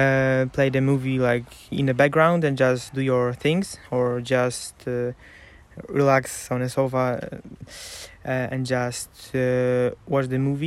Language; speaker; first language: English; non-native, learner; Ukrainian